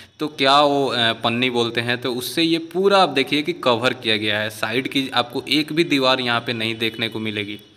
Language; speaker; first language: Hindi; native; Hindi